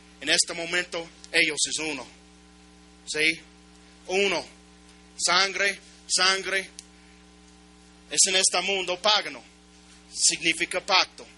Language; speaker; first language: Spanish; non-native, learner; English